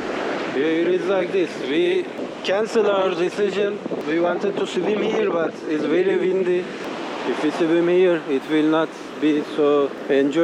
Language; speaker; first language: English; non-native, learner; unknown